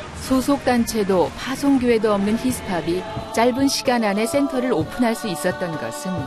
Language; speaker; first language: Korean; native; Korean